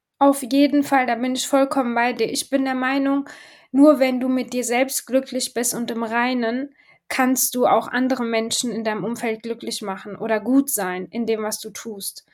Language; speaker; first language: German; early bilingual, other home language; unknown